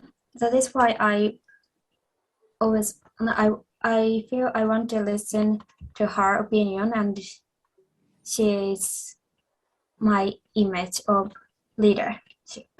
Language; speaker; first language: English; non-native, fluent; Japanese